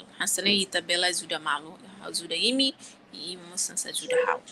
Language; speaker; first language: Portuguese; non-native, local second language; Tetum